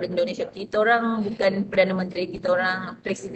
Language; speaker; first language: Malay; non-native, local second language; Buginese